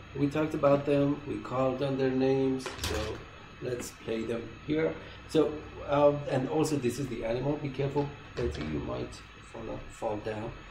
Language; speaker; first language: English; non-native, fluent; Persian